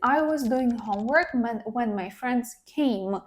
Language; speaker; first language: English; non-native, fluent; Ukrainian